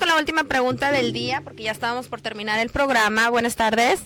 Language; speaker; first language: Spanish; native; Spanish